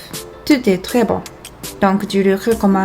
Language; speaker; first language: French; non-native, fluent; Japanese